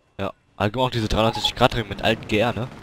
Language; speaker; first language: German; native; German